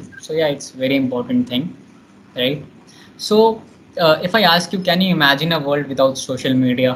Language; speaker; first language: English; non-native, local second language; Hindi